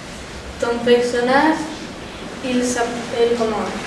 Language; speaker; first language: French; non-native, learner; Catalan